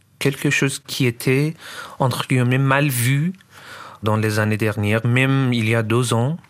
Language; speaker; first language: French; non-native, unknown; Persian